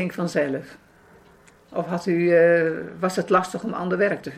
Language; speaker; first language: Dutch; native; Dutch